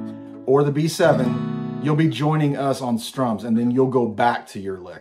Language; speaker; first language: English; native; English